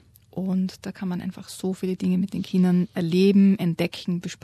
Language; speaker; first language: German; native; German